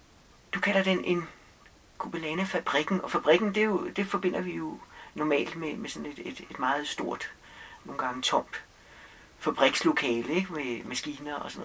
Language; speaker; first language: Danish; native; Danish